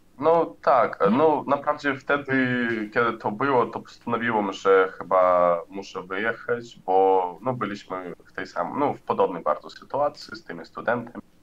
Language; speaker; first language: Polish; non-native, learner; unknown